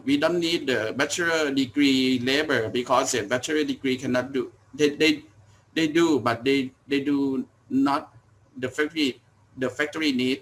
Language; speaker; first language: English; non-native, learner; Thai